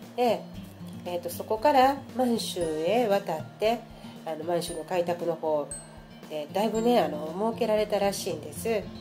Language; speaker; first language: Japanese; native; Japanese